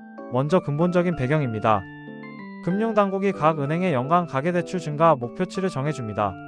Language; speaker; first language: Korean; native; Korean